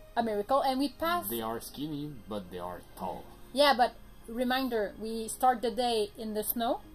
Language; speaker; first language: English; native; English